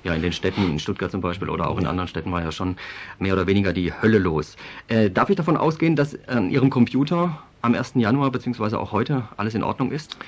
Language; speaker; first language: German; native; German